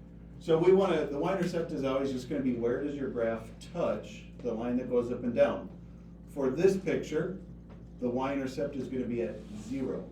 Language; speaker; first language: English; native; English